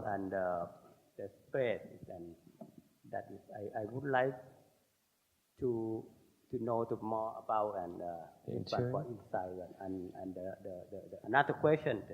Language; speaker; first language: English; non-native, learner; Thai